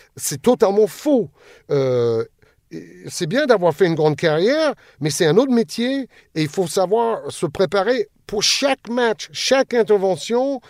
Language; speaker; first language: French; non-native, fluent; English